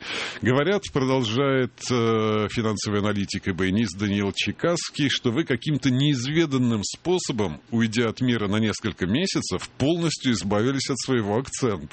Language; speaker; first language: Russian; native; Russian